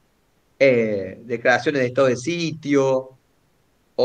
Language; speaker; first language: Spanish; native; Spanish